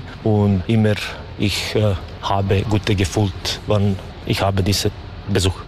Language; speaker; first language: German; non-native, learner; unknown